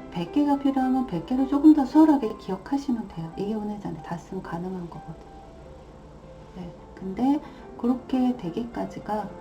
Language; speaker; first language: Korean; native; Korean